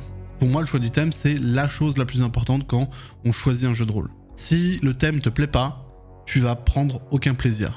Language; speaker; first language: French; native; French